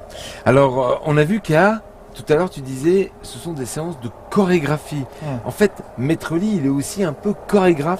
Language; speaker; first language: French; native; French